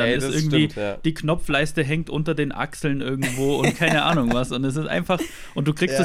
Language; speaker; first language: German; native; German